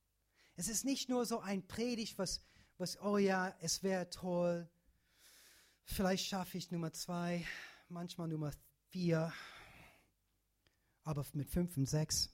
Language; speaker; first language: German; non-native, fluent; English